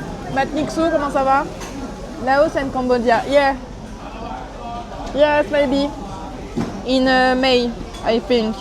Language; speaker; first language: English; non-native, learner; French